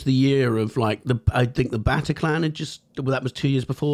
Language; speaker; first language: English; native; English